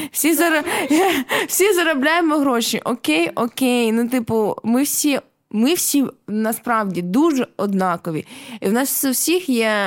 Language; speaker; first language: Ukrainian; non-native, local second language; Russian